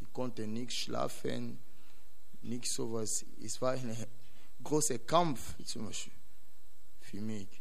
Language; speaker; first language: German; non-native, learner; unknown